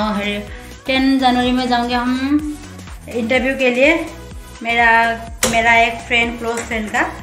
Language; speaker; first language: Hindi; non-native, local second language; Assamese